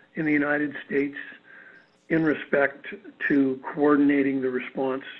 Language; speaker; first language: English; native; English